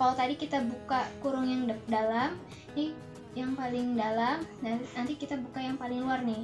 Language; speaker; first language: Indonesian; native; Indonesian